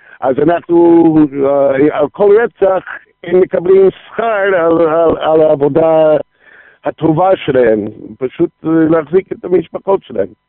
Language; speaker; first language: Hebrew; non-native, fluent; English